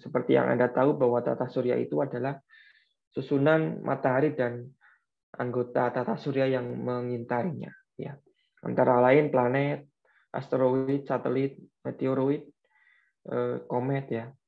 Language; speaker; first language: Indonesian; native; Indonesian